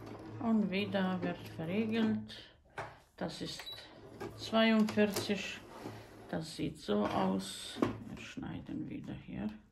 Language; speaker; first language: German; non-native, learner; Croatian